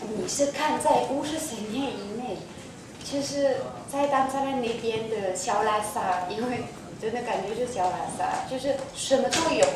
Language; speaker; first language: Chinese; non-native, fluent; French